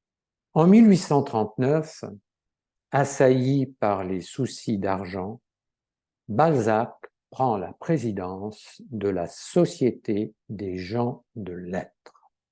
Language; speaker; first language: French; native; French